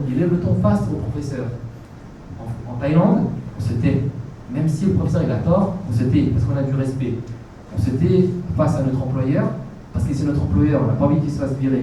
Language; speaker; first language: French; native; French